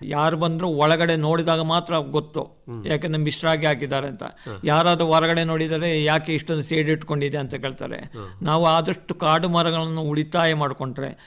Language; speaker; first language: Kannada; native; Kannada